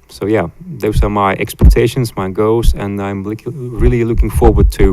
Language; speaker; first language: English; non-native, fluent; Latvian